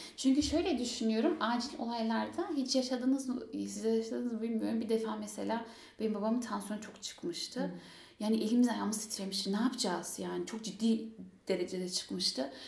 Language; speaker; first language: Turkish; early bilingual, heritage; Turkish